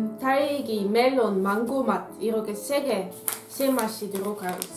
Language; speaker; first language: Korean; non-native, learner; Dutch